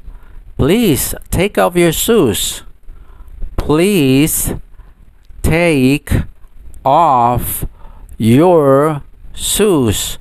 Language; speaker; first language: English; non-native, fluent; Indonesian